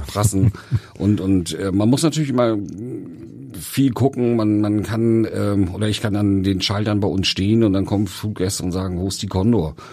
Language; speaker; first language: German; native; German